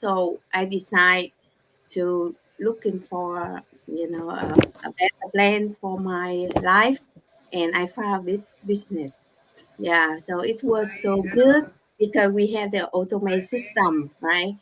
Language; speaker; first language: English; non-native, learner; Vietnamese